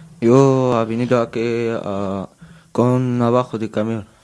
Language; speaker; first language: Spanish; non-native, learner; Arabic